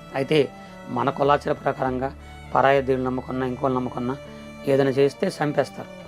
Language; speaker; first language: Telugu; non-native, local second language; Koya